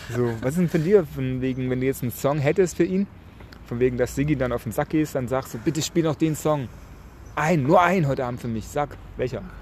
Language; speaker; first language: German; native; German